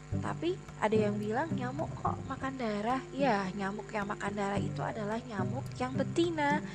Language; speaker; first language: Indonesian; native; Indonesian